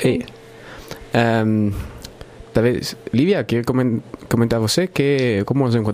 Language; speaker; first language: Portuguese; non-native, learner; Spanish